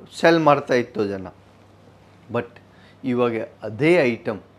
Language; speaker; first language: Kannada; non-native, fluent; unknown